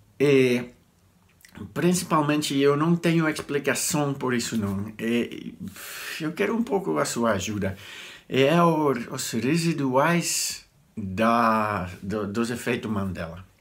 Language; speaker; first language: Portuguese; non-native, learner; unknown